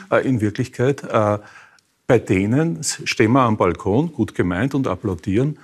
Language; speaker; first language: German; native; German